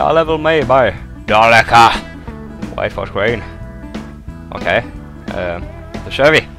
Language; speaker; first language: Swedish; native; Swedish